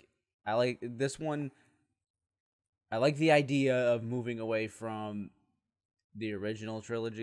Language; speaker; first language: English; native; English